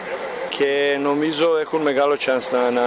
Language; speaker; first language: Greek; non-native, learner; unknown